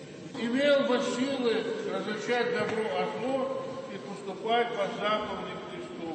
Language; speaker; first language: Russian; native; Russian